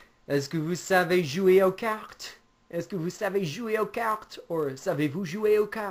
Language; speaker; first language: French; non-native, fluent; English